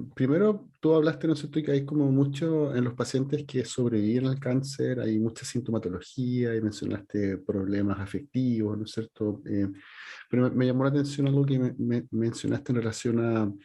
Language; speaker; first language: Spanish; native; Spanish